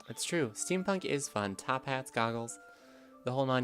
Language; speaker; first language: English; native; English